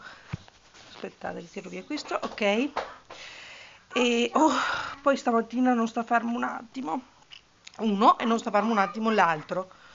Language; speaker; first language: Italian; native; Italian